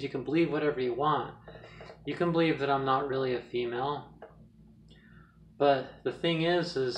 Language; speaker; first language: English; native; English